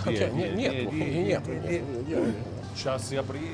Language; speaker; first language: Russian; non-native, learner; Italian